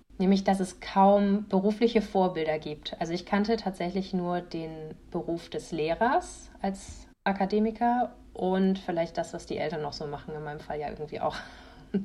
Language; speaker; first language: German; native; German